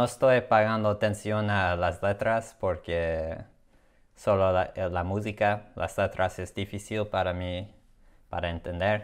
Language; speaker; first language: Spanish; non-native, learner; English